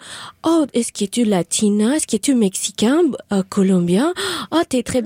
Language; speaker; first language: French; non-native, learner; English